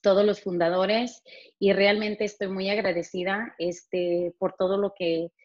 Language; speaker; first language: Spanish; early bilingual, heritage; Spanish